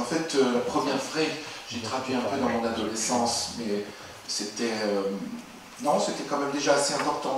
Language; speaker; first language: French; native; French